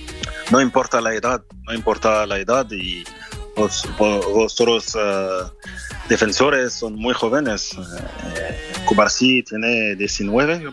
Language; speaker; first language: Spanish; non-native, learner; French